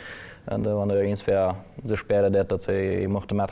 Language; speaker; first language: German; non-native, local second language; Plautdietsch